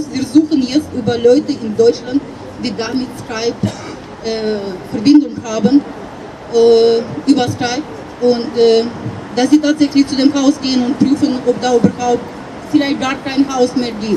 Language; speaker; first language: German; non-native, fluent; Russian